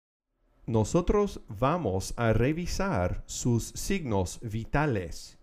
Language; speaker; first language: Spanish; non-native, fluent; English